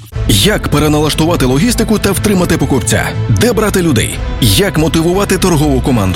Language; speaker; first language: Ukrainian; native; Ukrainian